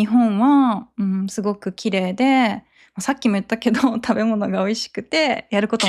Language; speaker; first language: Japanese; native; Japanese